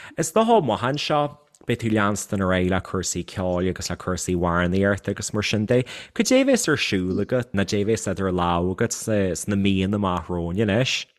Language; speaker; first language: Irish; native; Irish